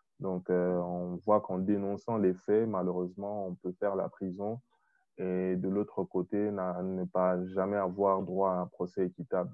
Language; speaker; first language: French; non-native, local second language; Lingala